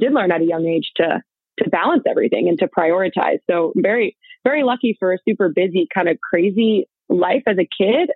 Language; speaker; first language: English; native; English